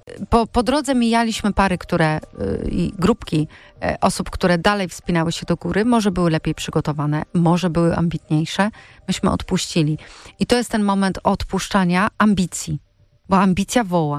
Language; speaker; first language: Polish; native; Polish